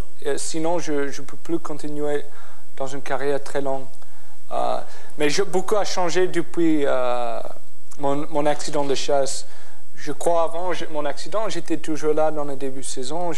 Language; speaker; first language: French; non-native, fluent; English